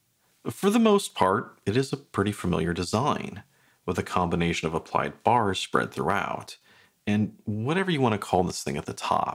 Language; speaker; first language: English; native; English